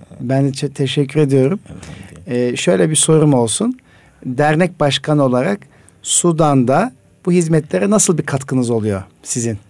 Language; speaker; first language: Turkish; native; Turkish